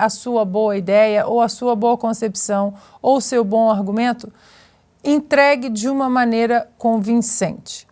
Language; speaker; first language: Portuguese; native; Portuguese